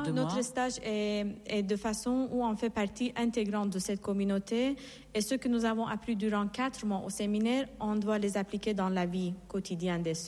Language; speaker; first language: French; non-native, fluent; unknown